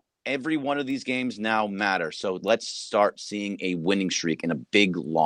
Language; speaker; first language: English; native; English